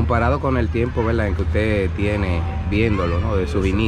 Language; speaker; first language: Spanish; native; Spanish